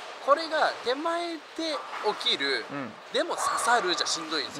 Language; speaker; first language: Japanese; native; Japanese